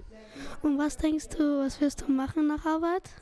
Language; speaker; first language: German; early bilingual, other home language; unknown